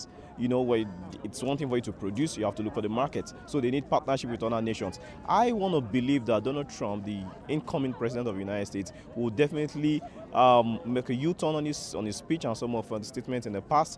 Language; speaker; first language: English; non-native, local second language; Yoruba